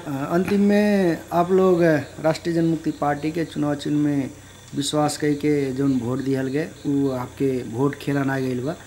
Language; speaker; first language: Bhojpuri; non-native, local second language; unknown